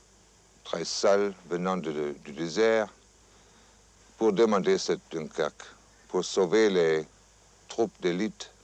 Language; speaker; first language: French; non-native, fluent; German